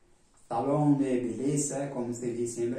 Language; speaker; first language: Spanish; non-native, fluent; Portuguese